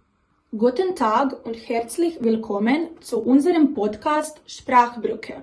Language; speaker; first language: German; non-native, learner; Croatian